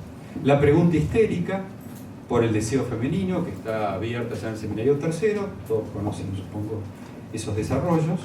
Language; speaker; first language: Spanish; native; Spanish